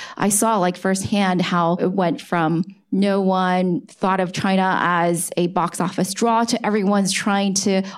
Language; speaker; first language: English; native; English